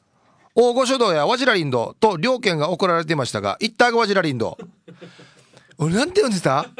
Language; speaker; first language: Japanese; native; Japanese